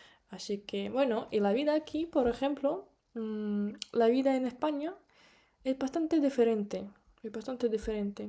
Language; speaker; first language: Spanish; non-native, fluent; Russian